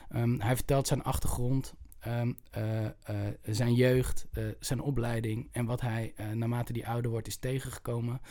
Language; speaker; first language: Dutch; native; Dutch